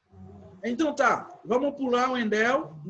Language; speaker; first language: Portuguese; non-native, fluent; Haitian Creole